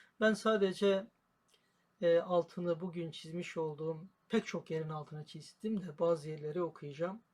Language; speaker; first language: Turkish; native; Turkish